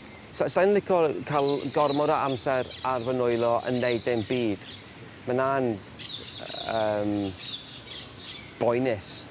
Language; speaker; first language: Welsh; native; Welsh